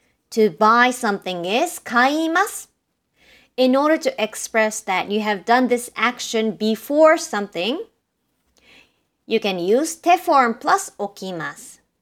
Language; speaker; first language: English; non-native, fluent; Japanese